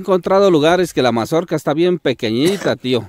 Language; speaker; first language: Spanish; native; Spanish